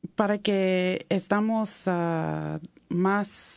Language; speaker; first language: Spanish; early bilingual, heritage; Spanish